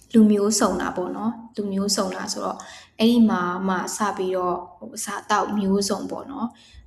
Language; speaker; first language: Burmese; native; Burmese